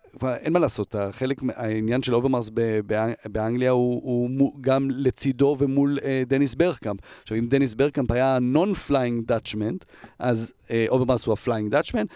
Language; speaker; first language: Hebrew; native; Hebrew